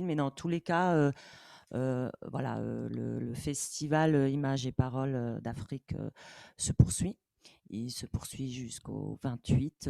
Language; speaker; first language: French; native; French